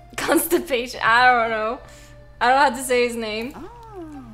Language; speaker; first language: English; non-native, fluent; Norwegian